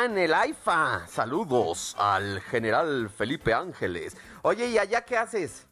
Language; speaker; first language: Spanish; native; Spanish